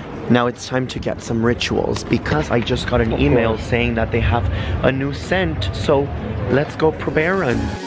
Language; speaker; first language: English; native; English